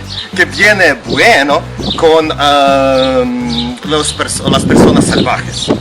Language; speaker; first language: Spanish; non-native, fluent; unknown